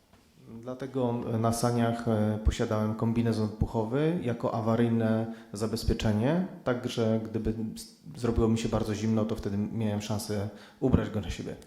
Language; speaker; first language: Polish; native; Polish